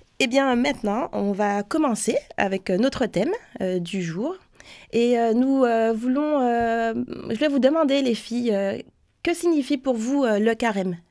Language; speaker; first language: French; native; French